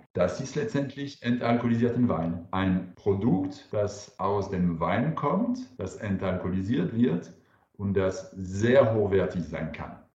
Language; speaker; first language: German; non-native, fluent; French